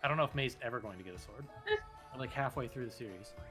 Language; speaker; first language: English; native; English